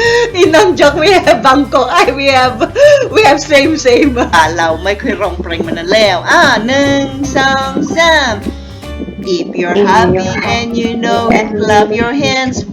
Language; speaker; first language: English; non-native, learner; Thai